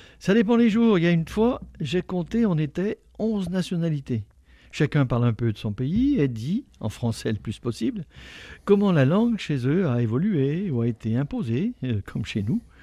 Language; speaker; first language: French; native; French